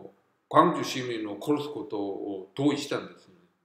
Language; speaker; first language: Japanese; non-native, fluent; Korean